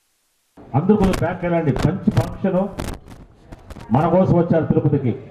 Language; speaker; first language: Telugu; native; Telugu